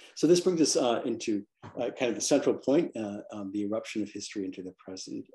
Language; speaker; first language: English; native; English